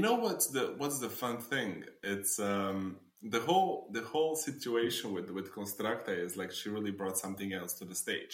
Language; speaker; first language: English; non-native, fluent; Slovenian